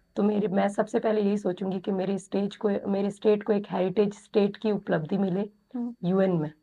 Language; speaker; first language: Hindi; native; Hindi